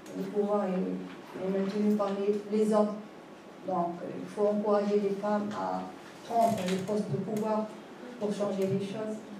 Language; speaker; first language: French; non-native, local second language; Arabic